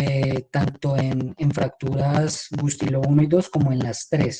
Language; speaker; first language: Spanish; native; Spanish